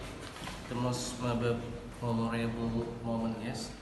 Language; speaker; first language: English; non-native, learner; Indonesian